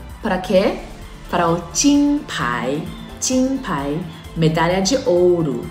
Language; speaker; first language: Portuguese; non-native, fluent; Chinese